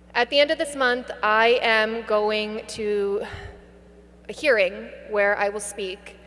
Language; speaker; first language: English; native; English